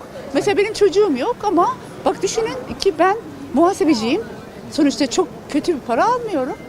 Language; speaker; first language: Turkish; native; Turkish